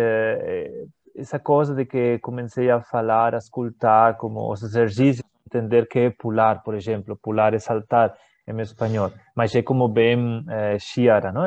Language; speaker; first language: Portuguese; non-native, learner; Spanish